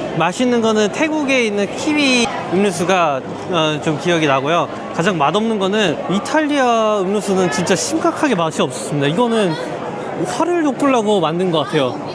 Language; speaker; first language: Korean; native; Korean